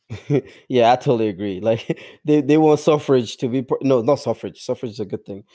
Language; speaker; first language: English; non-native, fluent; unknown